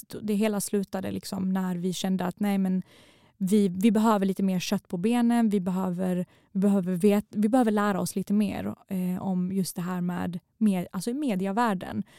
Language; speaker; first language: Swedish; early bilingual, other home language; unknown